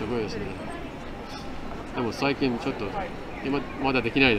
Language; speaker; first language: Japanese; non-native, learner; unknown